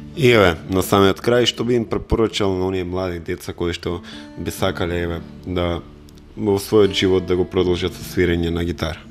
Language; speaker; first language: Macedonian; native; Macedonian